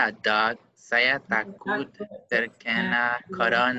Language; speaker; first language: Indonesian; non-native, learner; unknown